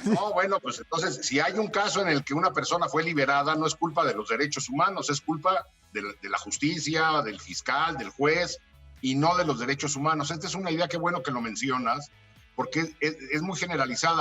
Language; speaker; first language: Spanish; native; Spanish